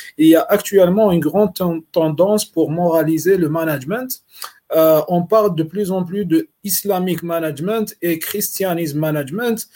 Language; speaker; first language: French; non-native, local second language; Arabic